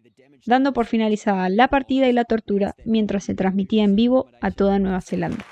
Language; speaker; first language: Spanish; native; Spanish